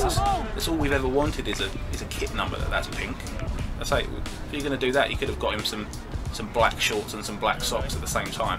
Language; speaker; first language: English; native; English